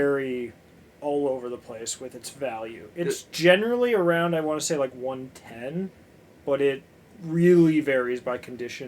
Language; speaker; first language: English; native; English